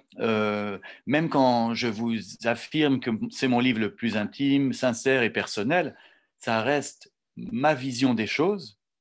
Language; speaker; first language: French; native; French